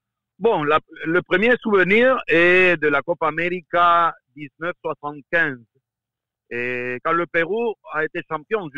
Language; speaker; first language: French; non-native, fluent; Spanish